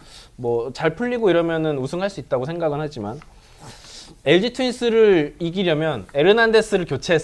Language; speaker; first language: Korean; native; Korean